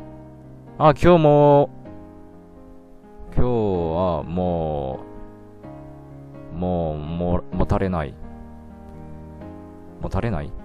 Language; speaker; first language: Japanese; non-native, learner; Korean